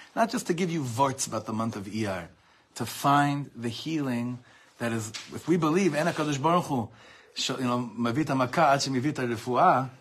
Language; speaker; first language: English; native; English